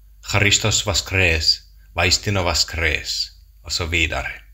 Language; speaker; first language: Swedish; non-native, local second language; Finnish